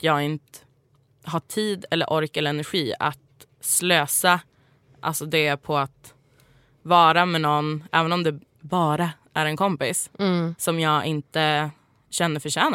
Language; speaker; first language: Swedish; native; Swedish